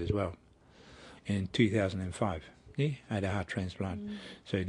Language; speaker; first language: English; native; English